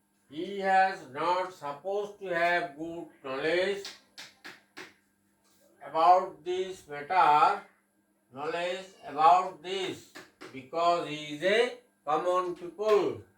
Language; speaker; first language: English; non-native, local second language; Bangla